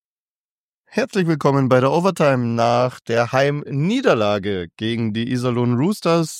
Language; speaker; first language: German; native; German